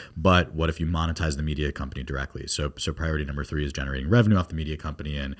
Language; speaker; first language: English; native; English